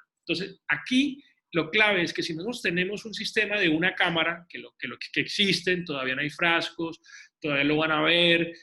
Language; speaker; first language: Spanish; native; Spanish